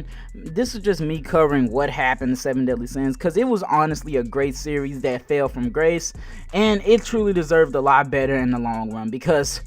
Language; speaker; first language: English; native; English